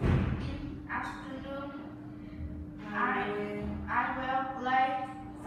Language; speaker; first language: English; non-native, learner; Vietnamese